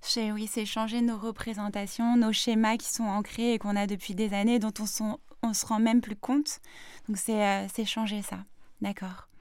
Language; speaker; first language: French; native; French